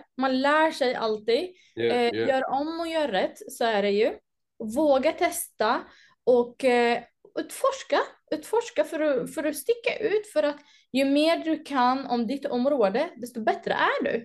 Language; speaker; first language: Swedish; native; Swedish